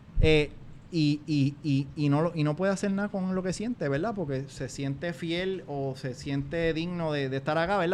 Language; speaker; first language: Spanish; native; Spanish